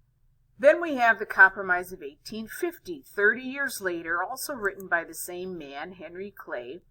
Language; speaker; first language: English; native; English